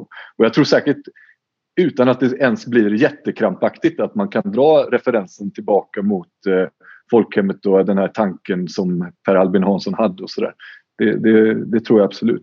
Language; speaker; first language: Swedish; native; Swedish